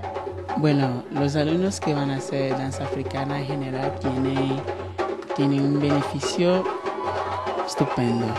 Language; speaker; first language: Spanish; non-native, fluent; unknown